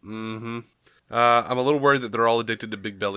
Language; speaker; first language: English; native; English